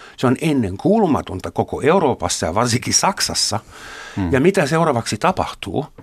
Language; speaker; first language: Finnish; non-native, fluent; German